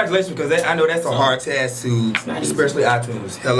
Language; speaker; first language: English; native; English